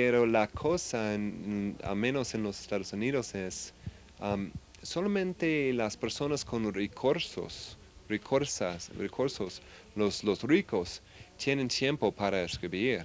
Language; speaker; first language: Spanish; non-native, fluent; English